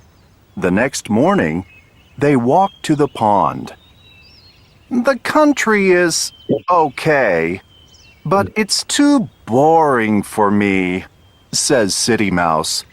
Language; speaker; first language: English; non-native, learner; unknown